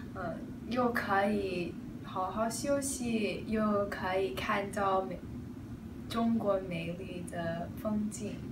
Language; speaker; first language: Chinese; non-native, learner; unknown